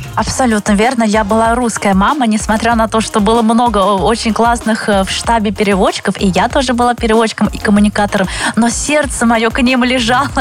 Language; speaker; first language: Russian; early bilingual, other home language; Chinese